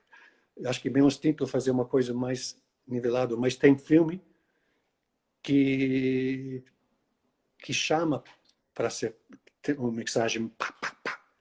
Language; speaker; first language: Portuguese; non-native, fluent; English